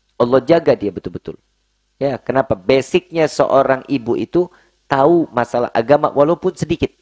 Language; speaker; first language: Indonesian; native; Indonesian